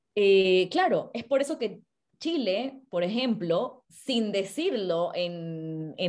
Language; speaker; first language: Spanish; native; Spanish